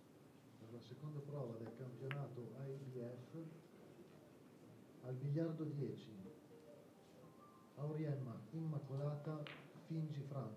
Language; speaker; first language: Italian; native; Italian